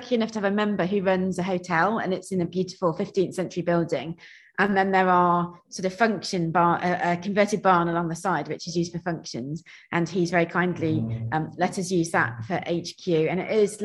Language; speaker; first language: English; native; English